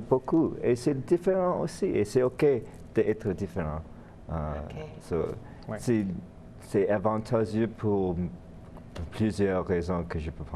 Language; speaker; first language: French; non-native, learner; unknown